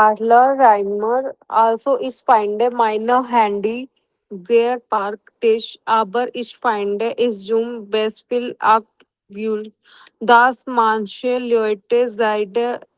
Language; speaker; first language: German; non-native, learner; Hindi